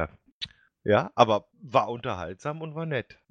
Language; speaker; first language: German; native; German